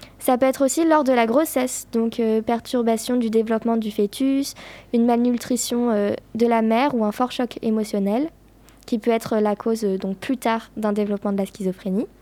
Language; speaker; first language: French; native; French